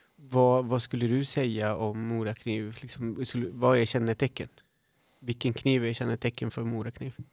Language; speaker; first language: Swedish; non-native, fluent; Spanish